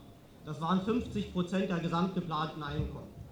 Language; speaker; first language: German; native; German